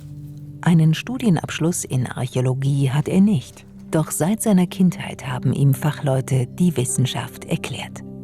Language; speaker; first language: German; native; German